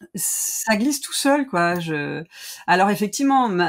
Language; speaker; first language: French; native; French